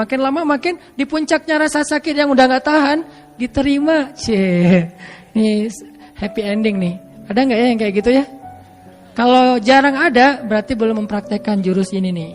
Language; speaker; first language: Indonesian; native; Indonesian